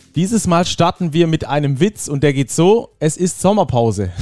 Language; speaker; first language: German; native; German